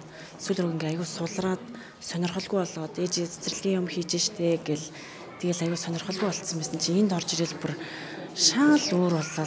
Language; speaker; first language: Mongolian; native; Mongolian